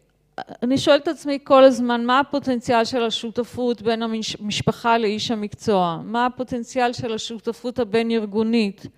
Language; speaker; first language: Hebrew; native; Hebrew